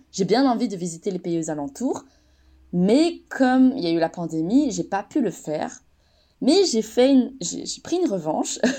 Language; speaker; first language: French; native; French